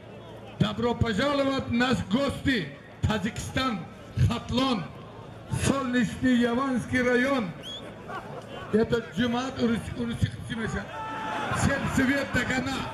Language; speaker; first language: Russian; non-native, learner; Tajik